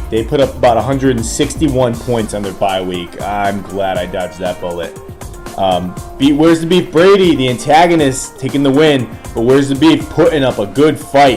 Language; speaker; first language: English; native; English